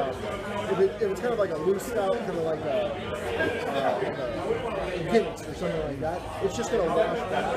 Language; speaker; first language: English; native; English